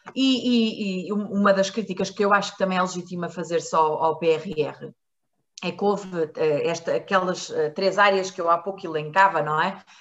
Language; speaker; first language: Portuguese; native; Portuguese